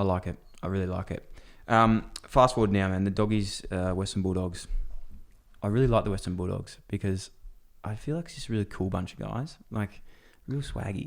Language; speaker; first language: English; native; English